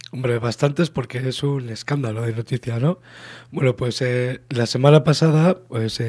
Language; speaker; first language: Spanish; native; Spanish